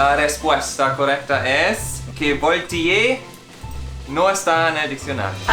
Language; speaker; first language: Spanish; non-native, fluent; English